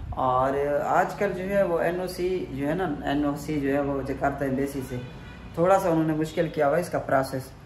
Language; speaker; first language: Urdu; non-native, local second language; Saraiki